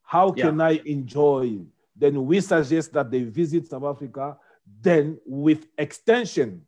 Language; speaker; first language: English; non-native, fluent; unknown